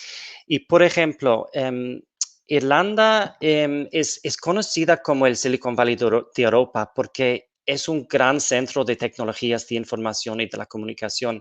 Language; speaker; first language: Spanish; non-native, fluent; English